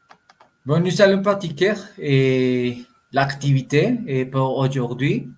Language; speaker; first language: French; non-native, learner; Spanish